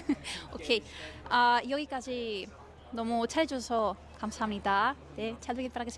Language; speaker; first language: Korean; non-native, fluent; Spanish